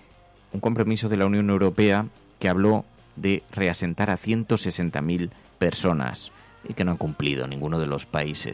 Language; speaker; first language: Spanish; native; Spanish